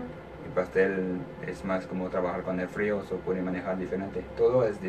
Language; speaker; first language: Spanish; non-native, learner; French